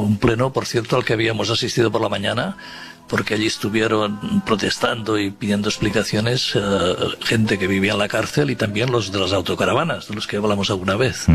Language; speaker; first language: Spanish; native; Spanish